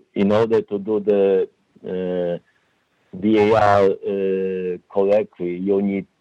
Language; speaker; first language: English; non-native, fluent; Polish